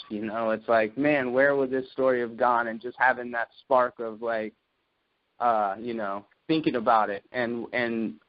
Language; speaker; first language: English; native; English